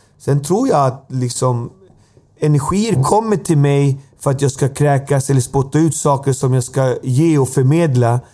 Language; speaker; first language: Swedish; native; Swedish